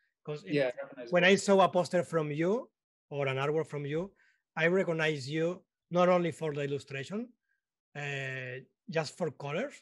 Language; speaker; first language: English; non-native, learner; Spanish